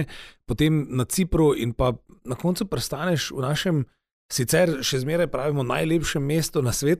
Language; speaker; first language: Slovenian; native; Slovenian